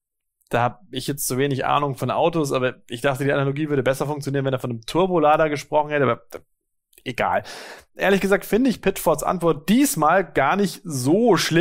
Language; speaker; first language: German; native; German